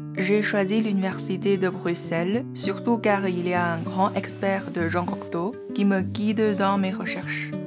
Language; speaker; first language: French; non-native, fluent; Chinese